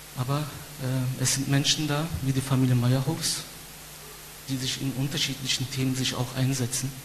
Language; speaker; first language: German; non-native, fluent; Turkish